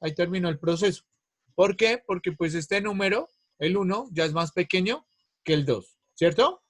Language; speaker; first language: Spanish; native; Spanish